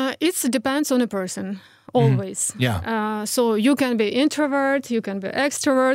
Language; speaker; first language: English; non-native, fluent; Ukrainian